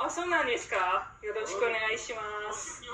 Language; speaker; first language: Japanese; non-native, learner; English